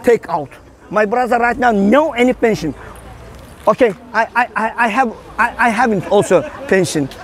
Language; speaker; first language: English; non-native, learner; Azerbaijani